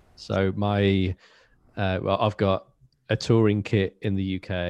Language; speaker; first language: English; native; English